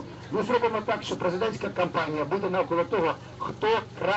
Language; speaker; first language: Ukrainian; native; Ukrainian